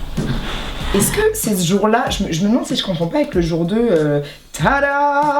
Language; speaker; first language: French; native; French